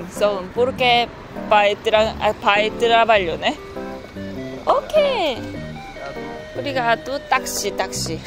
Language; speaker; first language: Portuguese; non-native, learner; Korean